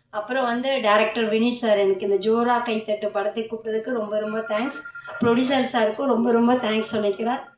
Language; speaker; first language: Tamil; native; Tamil